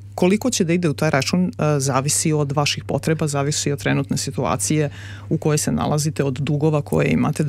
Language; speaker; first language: Serbian; native; Serbian